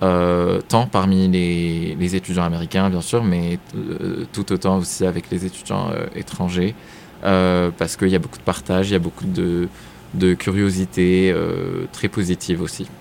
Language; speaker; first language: French; non-native, local second language; Arabic